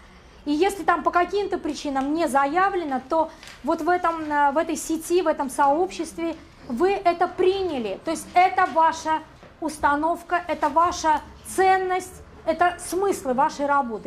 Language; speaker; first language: Russian; native; Russian